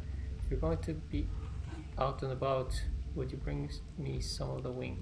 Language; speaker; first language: English; native; English